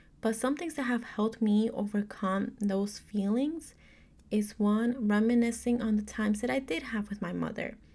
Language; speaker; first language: English; native; English